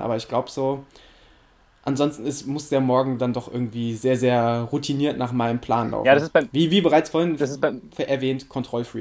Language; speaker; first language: German; native; German